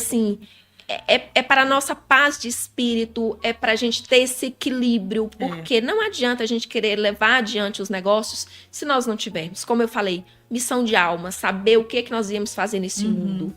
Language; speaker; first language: Portuguese; native; Portuguese